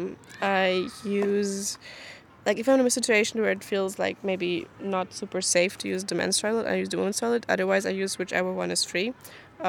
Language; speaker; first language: English; non-native, fluent; German